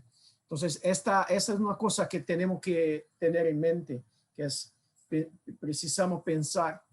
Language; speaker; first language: Spanish; non-native, fluent; Portuguese